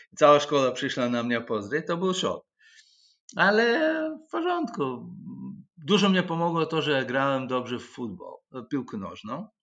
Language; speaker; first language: Polish; non-native, fluent; Russian